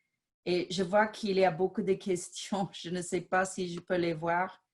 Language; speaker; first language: French; non-native, fluent; English